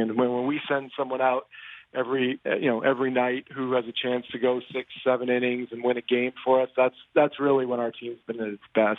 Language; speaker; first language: English; native; English